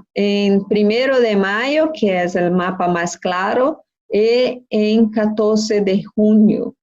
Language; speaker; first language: Spanish; non-native, learner; Portuguese